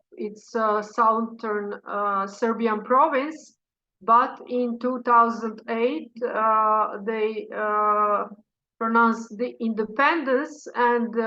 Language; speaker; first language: English; non-native, fluent; Serbian